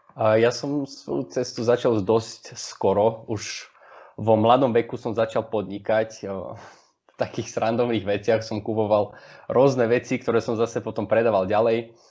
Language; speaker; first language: Slovak; early bilingual, heritage; Slovak